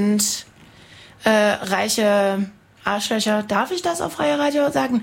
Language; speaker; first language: German; non-native, fluent; French